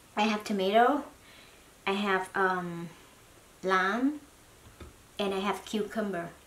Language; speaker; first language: English; non-native, learner; Thai